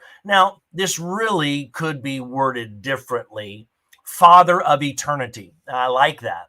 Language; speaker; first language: English; native; English